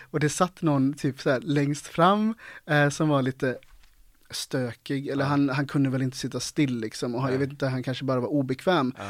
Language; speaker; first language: Swedish; native; Swedish